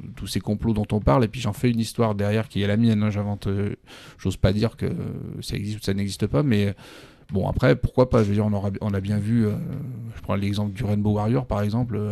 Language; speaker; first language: French; native; French